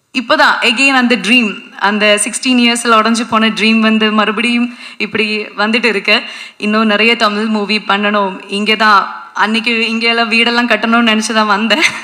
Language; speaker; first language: Tamil; non-native, fluent; Malayalam